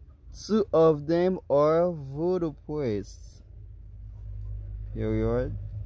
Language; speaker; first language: English; non-native, fluent; Haitian Creole